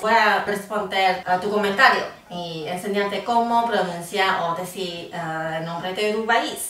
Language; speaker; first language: Spanish; non-native, fluent; Chinese